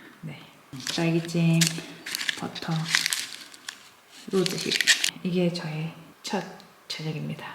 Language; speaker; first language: Korean; native; Korean